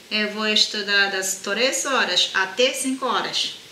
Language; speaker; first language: Portuguese; non-native, fluent; Japanese